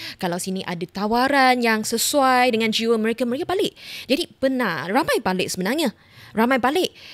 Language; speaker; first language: Malay; non-native, local second language; Chinese